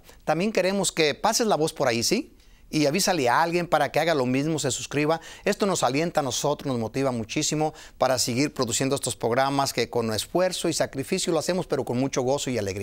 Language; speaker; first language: Spanish; native; Spanish